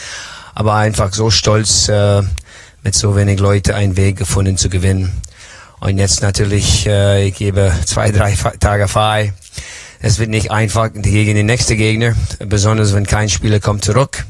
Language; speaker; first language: German; non-native, learner; English